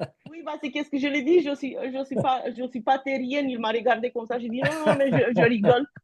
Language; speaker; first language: French; non-native, fluent; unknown